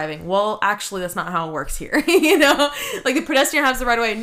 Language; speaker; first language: English; early bilingual, other home language; Russian